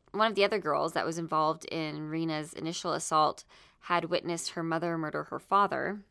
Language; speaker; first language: English; native; English